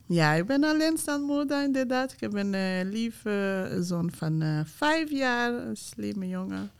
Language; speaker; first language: Dutch; non-native, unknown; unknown